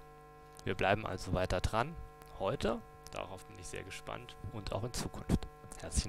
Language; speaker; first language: German; native; German